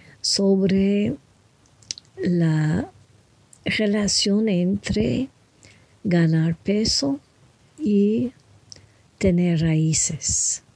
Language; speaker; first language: Spanish; non-native, fluent; French